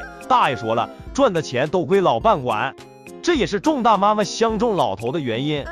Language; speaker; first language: Chinese; native; Chinese